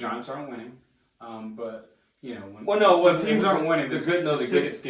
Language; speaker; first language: English; native; English